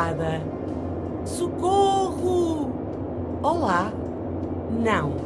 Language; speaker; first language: Portuguese; non-native, learner; English